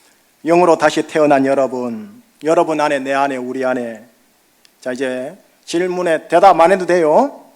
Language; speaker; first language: Korean; native; Korean